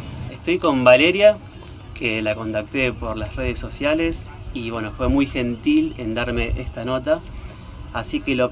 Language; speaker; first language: Spanish; native; Spanish